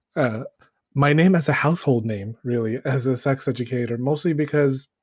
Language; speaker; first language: English; early bilingual, other home language; Filipino